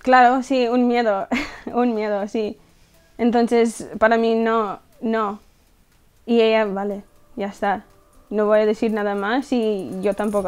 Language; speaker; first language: Spanish; early bilingual, heritage; English